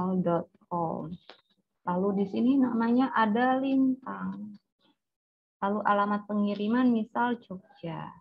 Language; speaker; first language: Indonesian; native; Indonesian